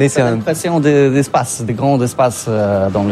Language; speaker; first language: French; non-native, learner; Polish